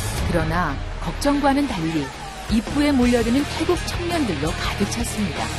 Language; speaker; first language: Korean; native; Korean